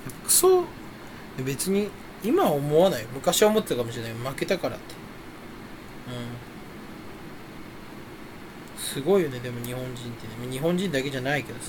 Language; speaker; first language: Japanese; native; Japanese